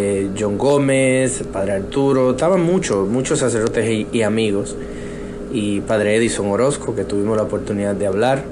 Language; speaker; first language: Spanish; native; Spanish